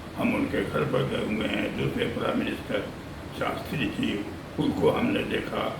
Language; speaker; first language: Hindi; native; Hindi